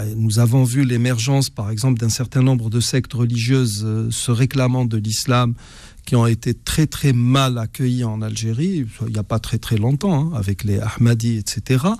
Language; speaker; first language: French; non-native, local second language; Arabic